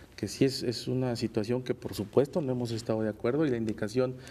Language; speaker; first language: Spanish; native; Spanish